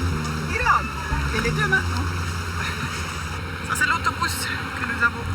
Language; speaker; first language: French; non-native, learner; German